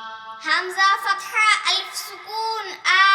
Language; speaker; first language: Arabic; non-native, learner; Bangla